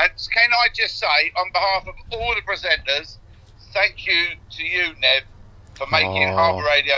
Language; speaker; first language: English; native; English